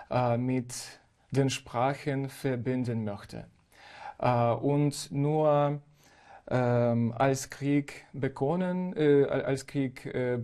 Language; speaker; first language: German; non-native, fluent; Ukrainian